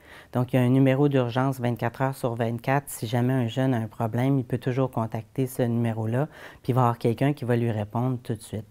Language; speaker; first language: French; native; French